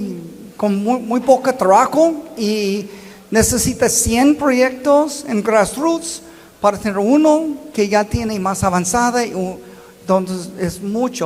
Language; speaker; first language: Spanish; non-native, learner; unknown